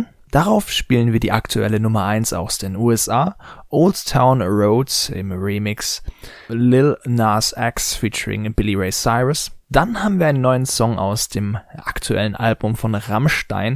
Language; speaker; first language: German; native; German